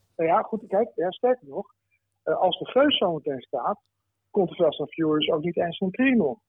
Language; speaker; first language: Dutch; early bilingual, other home language; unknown